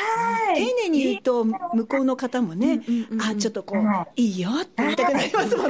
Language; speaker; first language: Japanese; native; Japanese